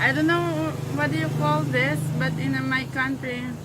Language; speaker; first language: English; non-native, local second language; Filipino